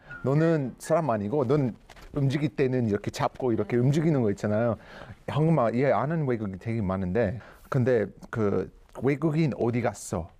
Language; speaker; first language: Korean; non-native, fluent; English